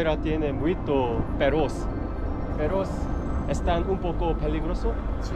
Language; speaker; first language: Spanish; non-native, learner; Korean